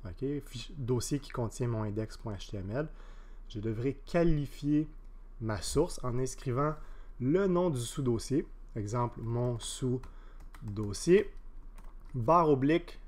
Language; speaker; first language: French; native; French